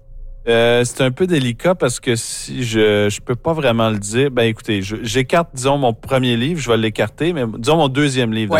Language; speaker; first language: French; native; French